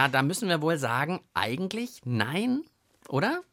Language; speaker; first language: German; native; German